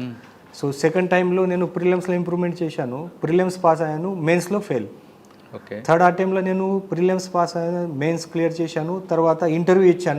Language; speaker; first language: Telugu; non-native, learner; Marathi